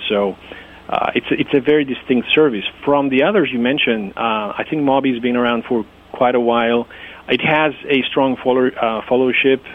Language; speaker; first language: English; non-native, fluent; Greek